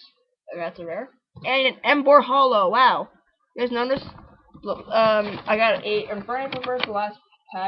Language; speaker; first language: English; native; English